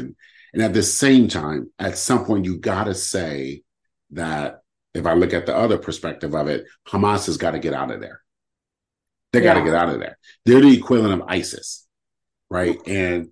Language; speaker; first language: English; native; English